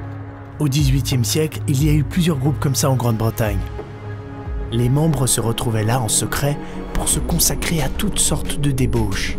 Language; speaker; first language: French; native; French